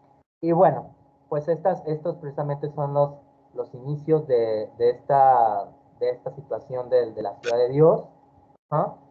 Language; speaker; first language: Spanish; native; Spanish